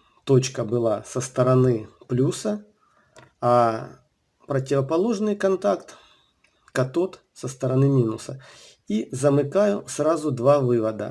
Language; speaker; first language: Russian; native; Russian